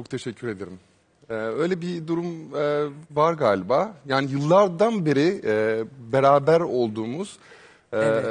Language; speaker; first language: Turkish; early bilingual, heritage; Turkish